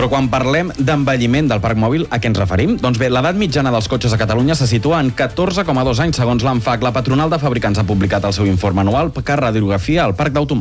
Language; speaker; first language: Catalan; native; Catalan